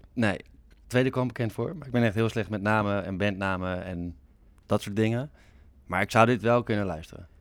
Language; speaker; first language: Dutch; native; Dutch